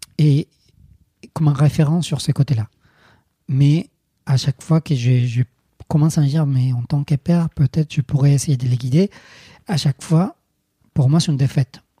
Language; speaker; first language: French; non-native, fluent; Spanish